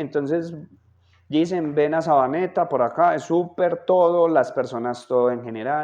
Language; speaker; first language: Spanish; native; Spanish